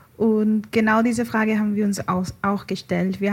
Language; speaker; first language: German; early bilingual, other home language; Igbo